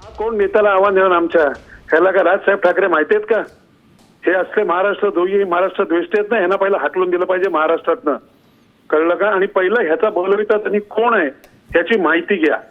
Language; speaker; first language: Marathi; native; Marathi